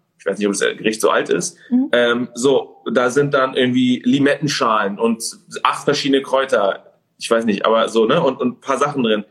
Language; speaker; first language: German; early bilingual, other home language; Persian